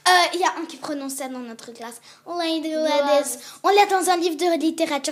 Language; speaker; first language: French; native; French